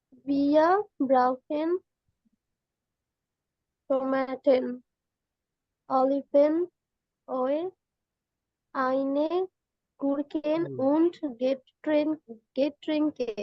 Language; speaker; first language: German; non-native, learner; Bangla